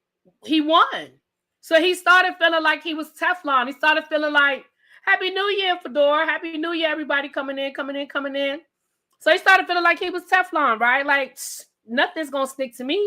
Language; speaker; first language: English; native; English